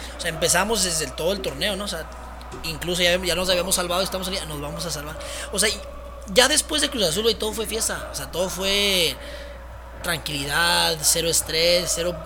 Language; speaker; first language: Spanish; early bilingual, heritage; Spanish